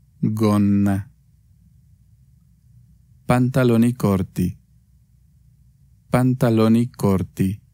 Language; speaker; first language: Italian; non-native, fluent; Spanish